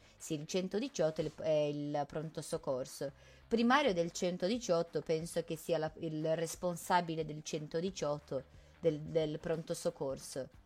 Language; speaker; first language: Italian; non-native, fluent; Portuguese